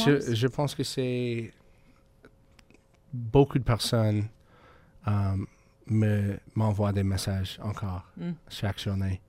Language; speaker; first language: French; non-native, learner; English